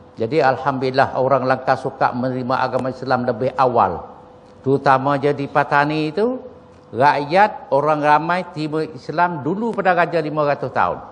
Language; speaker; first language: Malay; native; Malay